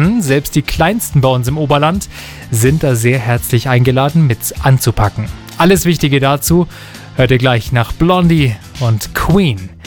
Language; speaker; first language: German; native; German